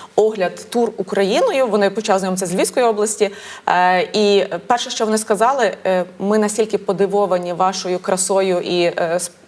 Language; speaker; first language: Ukrainian; native; Ukrainian